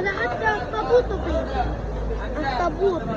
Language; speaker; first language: Arabic; native; Arabic